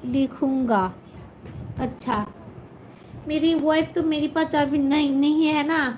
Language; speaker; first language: Hindi; non-native, local second language; Bangla